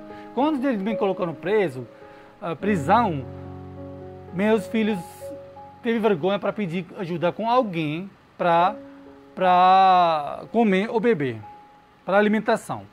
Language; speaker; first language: Portuguese; non-native, learner; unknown